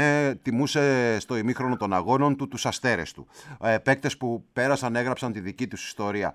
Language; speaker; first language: Greek; native; Greek